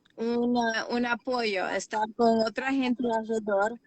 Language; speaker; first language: Spanish; early bilingual, heritage; Spanish